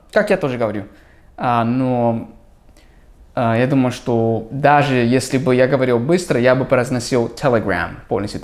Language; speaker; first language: Russian; non-native, fluent; English